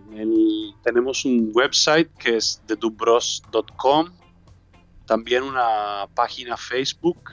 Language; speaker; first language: Spanish; non-native, learner; Italian